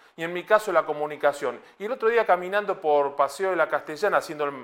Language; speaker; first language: Spanish; native; Spanish